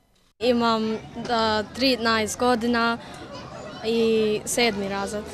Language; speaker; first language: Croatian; non-native, learner; English